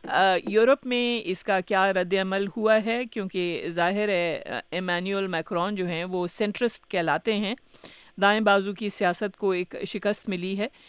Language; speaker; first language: Urdu; native; Urdu